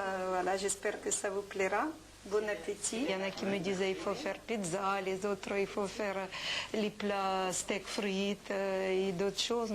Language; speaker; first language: French; non-native, fluent; Ukrainian